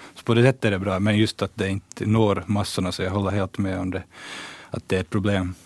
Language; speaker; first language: Swedish; native; Swedish